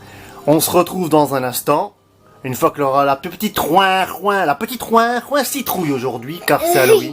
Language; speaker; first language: French; native; French